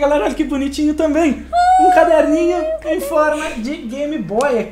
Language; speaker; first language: Portuguese; native; Portuguese